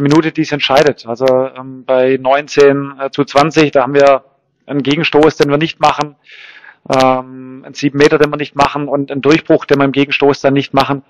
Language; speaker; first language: German; native; German